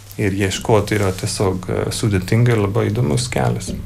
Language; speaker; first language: Lithuanian; non-native, learner; Hungarian